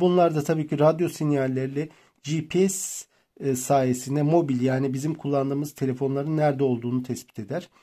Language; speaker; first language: Turkish; native; Turkish